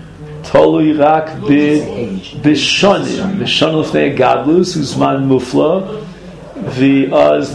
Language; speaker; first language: Hebrew; non-native, fluent; English